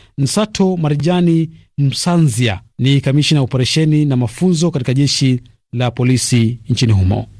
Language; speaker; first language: Swahili; non-native, local second language; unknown